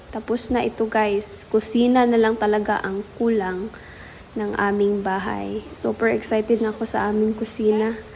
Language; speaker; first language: Filipino; native; Filipino